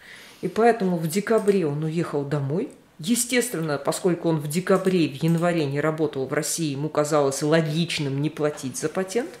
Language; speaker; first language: Russian; native; Russian